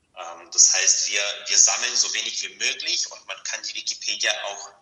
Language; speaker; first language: German; non-native, fluent; Bulgarian